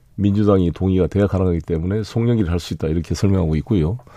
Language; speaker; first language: Korean; native; Korean